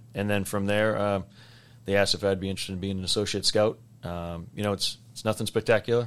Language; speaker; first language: English; native; English